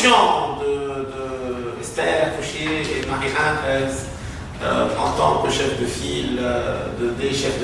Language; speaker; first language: French; non-native, local second language; Arabic